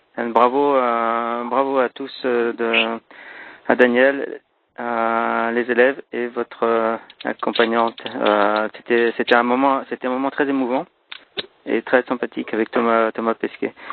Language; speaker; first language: French; native; French